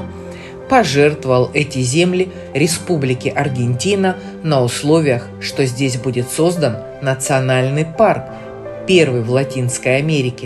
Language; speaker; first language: Russian; native; Russian